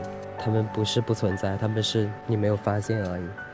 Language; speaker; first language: Chinese; native; Chinese